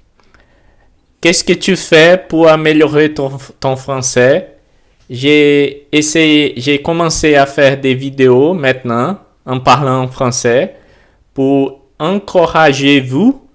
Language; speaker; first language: French; non-native, learner; Portuguese